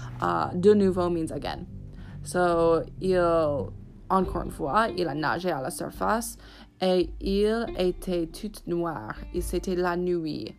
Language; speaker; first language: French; non-native, fluent; English